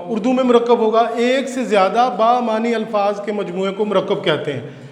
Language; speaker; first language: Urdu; non-native, local second language; Punjabi